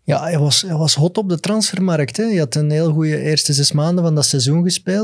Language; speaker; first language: Dutch; native; Dutch